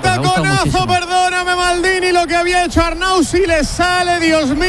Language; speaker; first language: Spanish; native; Spanish